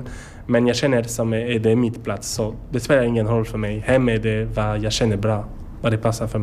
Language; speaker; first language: Swedish; non-native, learner; French